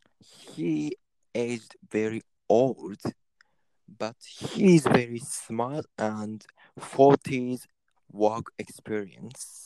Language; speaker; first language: English; non-native, learner; Japanese